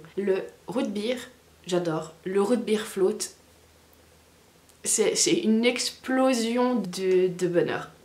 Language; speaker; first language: French; native; French